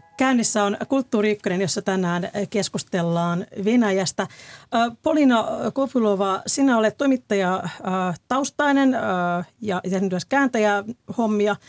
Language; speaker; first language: Finnish; native; Finnish